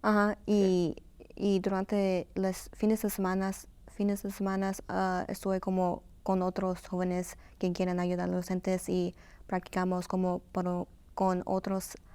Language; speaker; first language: Spanish; early bilingual, heritage; Spanish